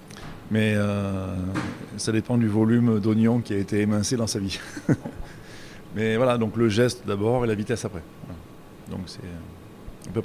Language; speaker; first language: French; native; French